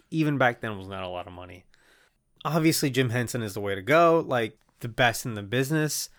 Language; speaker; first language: English; non-native, fluent; Spanish